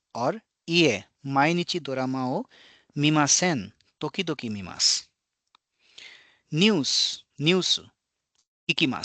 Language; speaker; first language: Japanese; non-native, fluent; Hindi